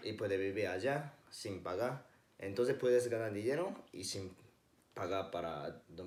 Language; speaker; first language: Spanish; non-native, learner; Japanese